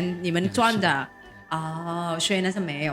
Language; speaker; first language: Chinese; non-native, learner; Indonesian